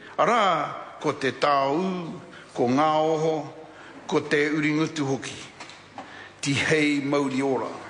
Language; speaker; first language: Māori; non-native, local second language; English